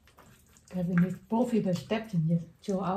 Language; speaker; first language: German; non-native, fluent; Vietnamese